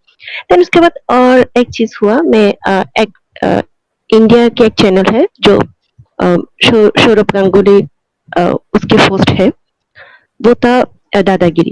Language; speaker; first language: Hindi; non-native, local second language; Bangla